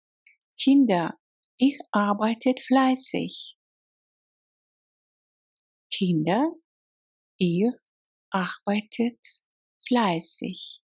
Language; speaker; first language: German; non-native, fluent; Russian